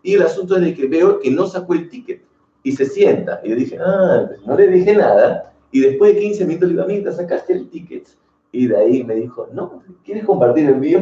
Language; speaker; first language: Spanish; native; Spanish